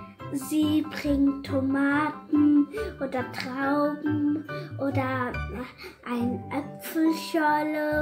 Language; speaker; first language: German; early bilingual, other home language; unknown